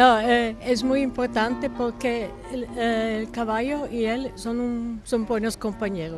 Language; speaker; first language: Spanish; non-native, fluent; German